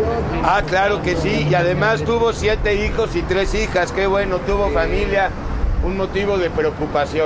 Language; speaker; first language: Spanish; native; Spanish